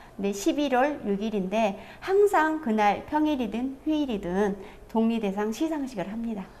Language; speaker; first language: Korean; native; Korean